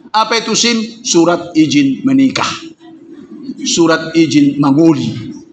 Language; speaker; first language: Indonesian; non-native, local second language; Batak Toba